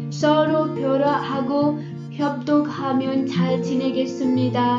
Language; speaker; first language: Korean; non-native, learner; Nepali